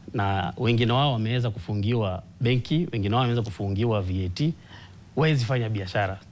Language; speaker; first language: Swahili; non-native, local second language; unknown